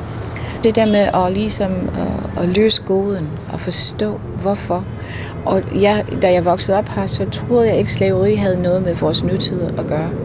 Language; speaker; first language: Danish; non-native, fluent; English